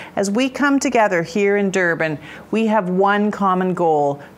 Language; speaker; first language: English; native; English